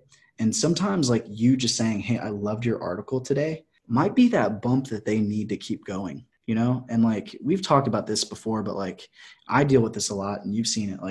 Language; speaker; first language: English; native; English